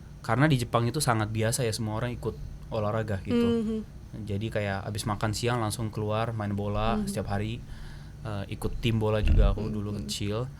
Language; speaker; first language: Indonesian; early bilingual, heritage; Japanese